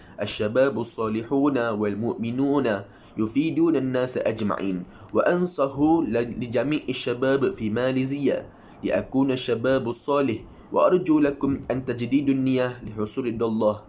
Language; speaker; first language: Arabic; non-native, learner; Malay